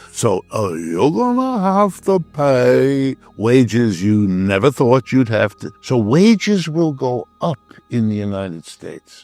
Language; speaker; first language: English; native; English